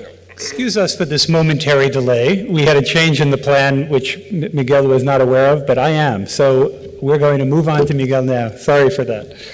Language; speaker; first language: English; native; English